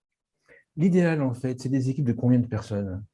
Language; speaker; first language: French; native; French